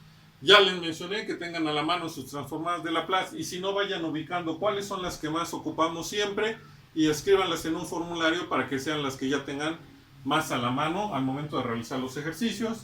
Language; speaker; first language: Spanish; native; Spanish